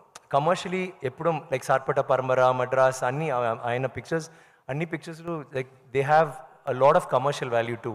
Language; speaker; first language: Telugu; non-native, learner; Tamil